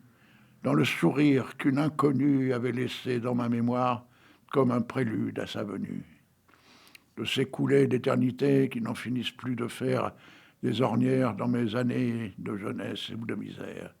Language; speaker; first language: French; native; French